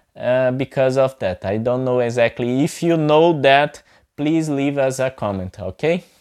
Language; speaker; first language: English; non-native, fluent; Portuguese